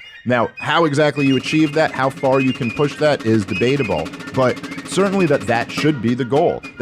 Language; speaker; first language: English; native; English